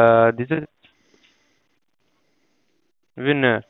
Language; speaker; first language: German; non-native, learner; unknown